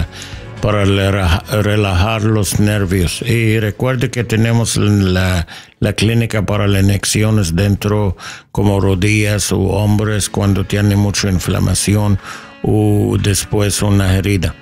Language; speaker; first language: Spanish; non-native, learner; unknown